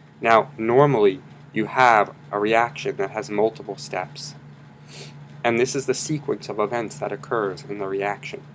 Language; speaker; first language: English; native; English